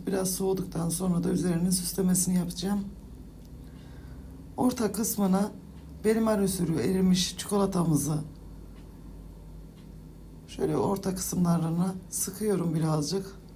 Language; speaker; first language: Turkish; native; Turkish